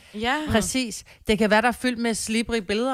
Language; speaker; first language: Danish; native; Danish